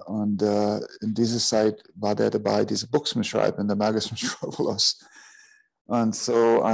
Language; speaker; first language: German; non-native, fluent; English